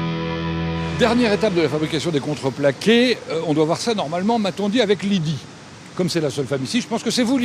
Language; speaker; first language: French; native; French